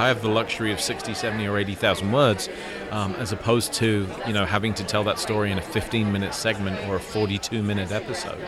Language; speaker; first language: English; native; English